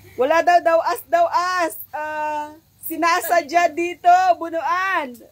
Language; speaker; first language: Filipino; non-native, local second language; Iloko